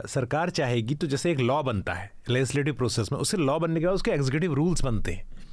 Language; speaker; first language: Hindi; native; Hindi